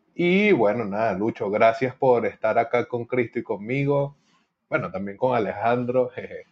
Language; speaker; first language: Spanish; native; Spanish